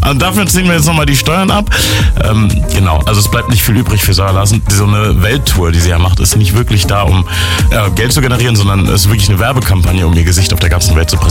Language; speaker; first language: German; native; German